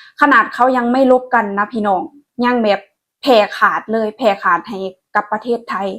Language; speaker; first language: Thai; non-native, local second language; Lao